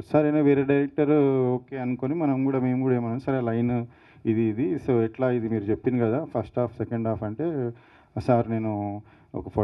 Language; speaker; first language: Telugu; native; Telugu